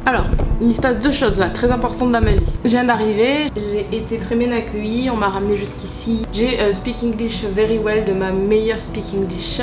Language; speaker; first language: French; native; French